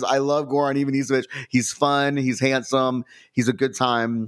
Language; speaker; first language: English; native; English